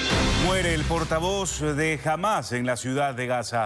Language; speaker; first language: Spanish; native; Spanish